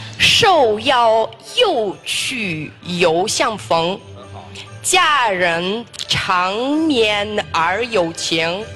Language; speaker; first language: Chinese; non-native, fluent; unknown